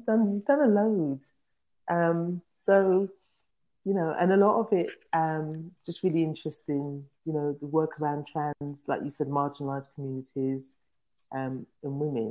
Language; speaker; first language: English; native; English